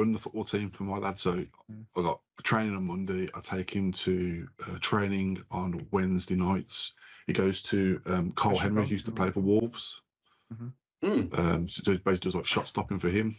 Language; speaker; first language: English; native; English